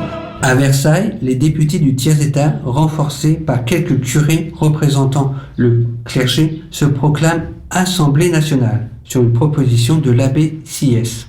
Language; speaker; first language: French; native; French